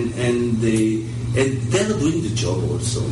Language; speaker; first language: English; early bilingual, other home language; French